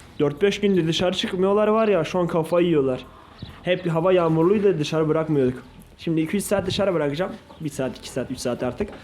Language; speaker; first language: Turkish; non-native, local second language; Kurdish